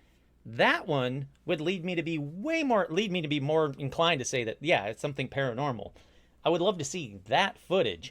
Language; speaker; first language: English; native; English